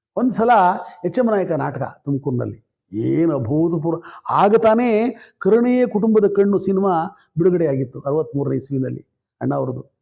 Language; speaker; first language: Kannada; native; Kannada